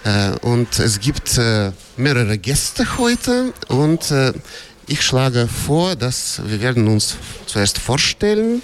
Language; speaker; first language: German; non-native, fluent; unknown